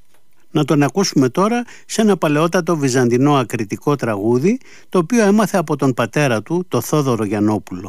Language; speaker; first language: Greek; native; Greek